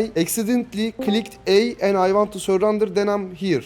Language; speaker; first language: English; non-native, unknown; Turkish